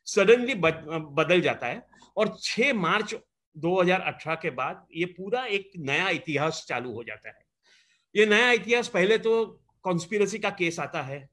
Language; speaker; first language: Hindi; non-native, local second language; Gujarati